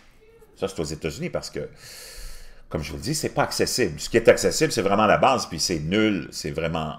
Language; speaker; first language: French; native; French